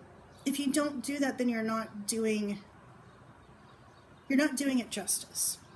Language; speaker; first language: English; native; English